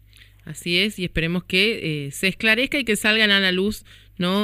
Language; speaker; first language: Spanish; native; Spanish